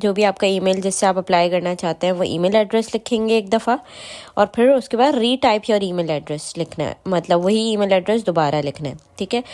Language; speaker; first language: Urdu; non-native, local second language; Punjabi